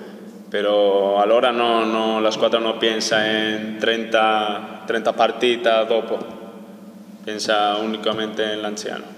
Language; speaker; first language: Italian; non-native, learner; Spanish